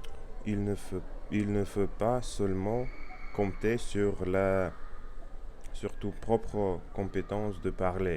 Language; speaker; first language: French; non-native, learner; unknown